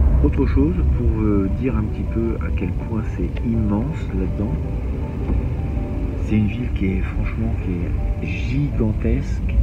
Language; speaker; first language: French; native; French